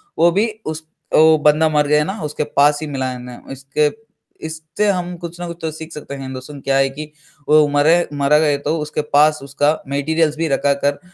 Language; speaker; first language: Hindi; non-native, local second language; Telugu